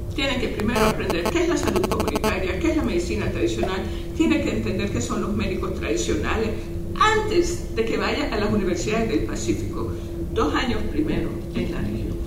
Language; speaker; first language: Spanish; non-native, local second language; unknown